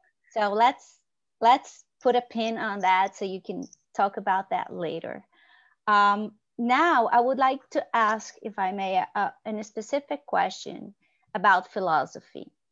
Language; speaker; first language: English; non-native, fluent; Portuguese